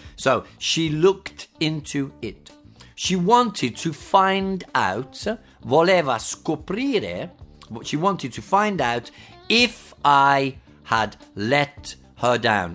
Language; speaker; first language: English; native; English